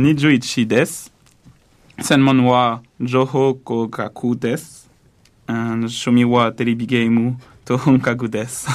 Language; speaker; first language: Japanese; non-native, learner; French